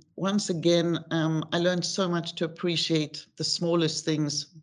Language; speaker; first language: English; native; English